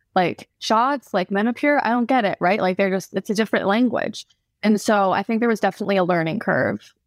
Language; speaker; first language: English; native; English